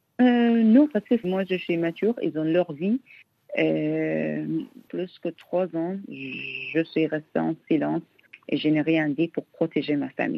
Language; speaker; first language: French; non-native, learner; Persian